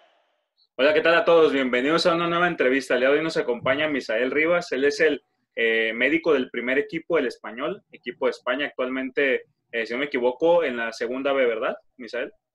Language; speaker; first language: Spanish; native; Spanish